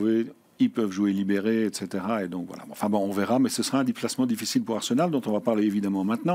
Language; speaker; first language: French; native; French